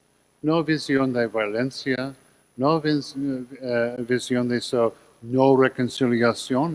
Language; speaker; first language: Spanish; non-native, learner; English